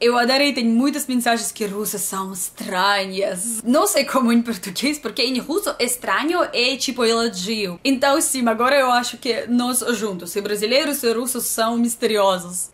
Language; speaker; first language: Portuguese; non-native, learner; Russian